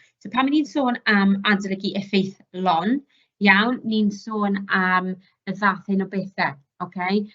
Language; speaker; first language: Welsh; native; Welsh